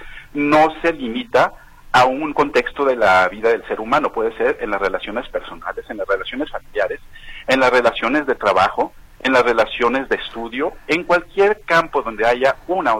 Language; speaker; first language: Spanish; native; Spanish